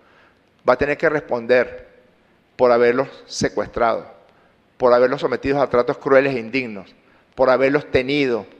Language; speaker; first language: Spanish; native; Spanish